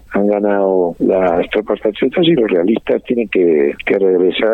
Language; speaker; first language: Spanish; native; Spanish